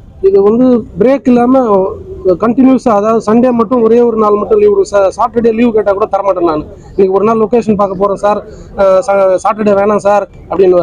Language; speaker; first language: Tamil; native; Tamil